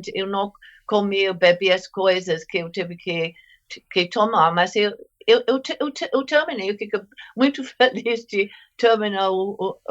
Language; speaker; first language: Portuguese; non-native, fluent; English